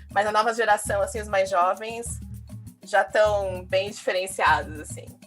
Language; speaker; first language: Portuguese; native; Portuguese